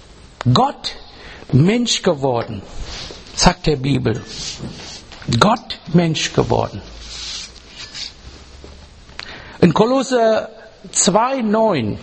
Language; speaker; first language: German; non-native, learner; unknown